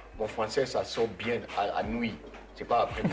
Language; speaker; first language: French; non-native, learner; English